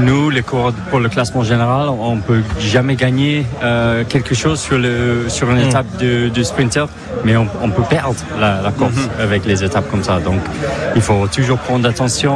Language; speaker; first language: French; non-native, fluent; English